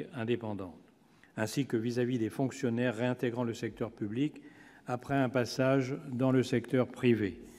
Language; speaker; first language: French; native; French